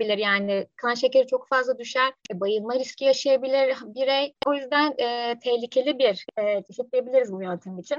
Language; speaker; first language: Turkish; native; Turkish